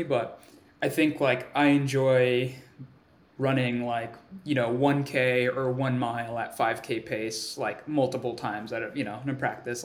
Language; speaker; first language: English; early bilingual, other home language; Swahili